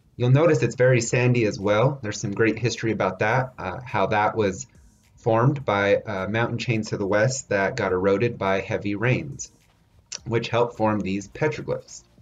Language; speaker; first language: English; native; English